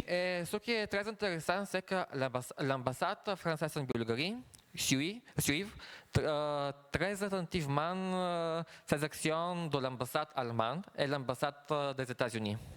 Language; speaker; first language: French; non-native, fluent; Bulgarian